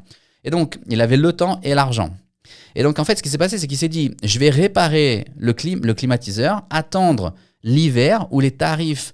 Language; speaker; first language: French; native; French